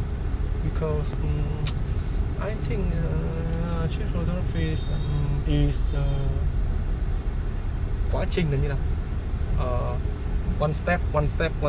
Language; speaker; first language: English; non-native, learner; Vietnamese